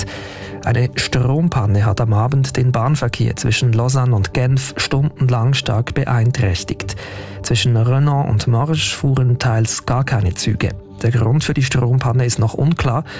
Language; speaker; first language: German; native; German